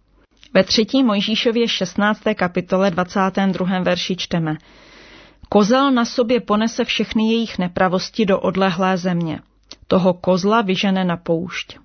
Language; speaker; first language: Czech; native; Czech